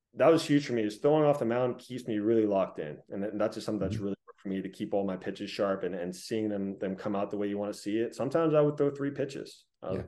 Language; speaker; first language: English; native; English